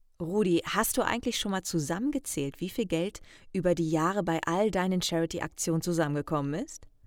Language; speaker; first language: German; native; German